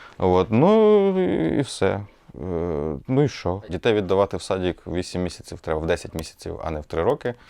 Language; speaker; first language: Ukrainian; native; Ukrainian